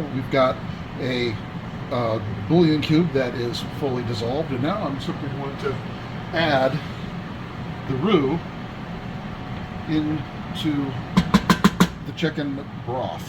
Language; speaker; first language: English; native; English